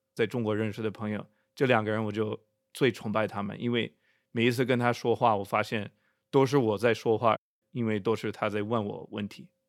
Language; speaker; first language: Chinese; non-native, fluent; English